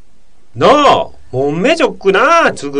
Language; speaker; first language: Korean; non-native, fluent; Japanese